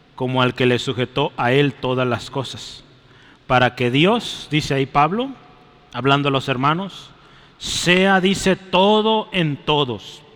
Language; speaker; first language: Spanish; native; Spanish